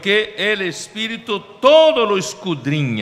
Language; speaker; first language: Spanish; non-native, fluent; Portuguese